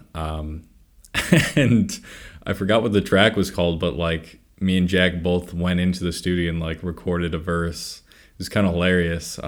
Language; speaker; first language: English; native; English